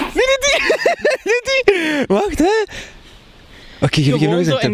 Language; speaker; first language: Dutch; native; Dutch